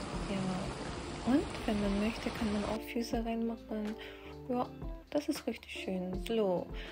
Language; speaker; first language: German; non-native, fluent; Urdu